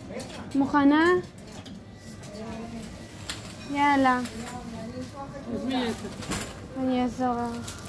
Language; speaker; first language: Hebrew; early bilingual, other home language; Russian